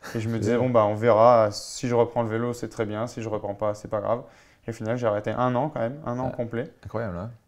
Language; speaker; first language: French; native; French